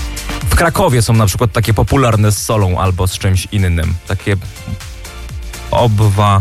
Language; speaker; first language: Polish; native; Polish